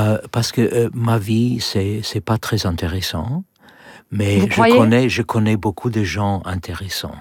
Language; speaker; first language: French; non-native, learner; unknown